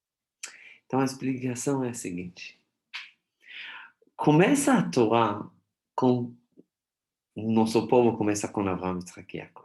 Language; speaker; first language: Portuguese; non-native, fluent; Hebrew